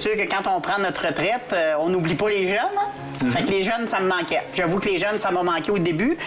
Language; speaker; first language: French; native; French